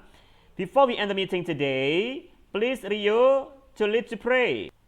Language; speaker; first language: English; non-native, fluent; Indonesian